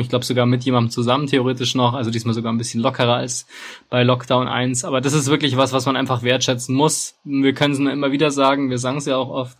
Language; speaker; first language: German; native; German